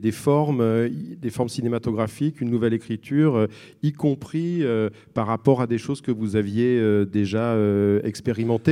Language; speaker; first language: French; native; French